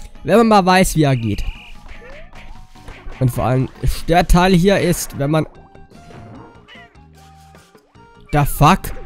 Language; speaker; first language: German; native; German